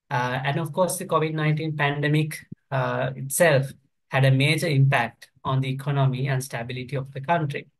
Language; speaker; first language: English; non-native, local second language; Sinhala